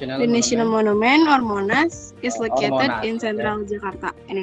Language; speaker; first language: English; non-native, learner; Indonesian